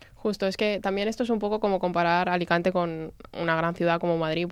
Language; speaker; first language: Spanish; native; Spanish